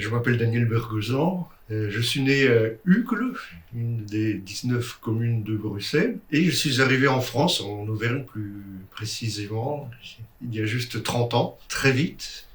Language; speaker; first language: French; native; French